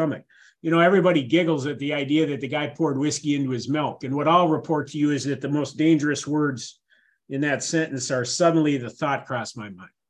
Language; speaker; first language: English; native; English